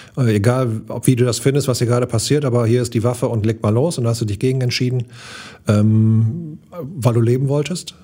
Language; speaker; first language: German; native; German